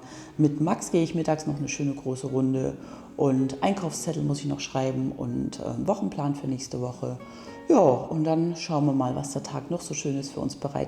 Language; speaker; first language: German; native; German